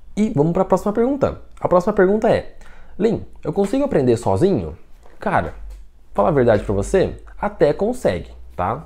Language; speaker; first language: Portuguese; non-native, fluent; Chinese